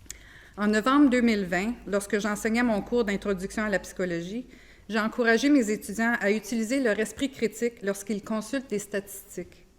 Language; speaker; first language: French; native; French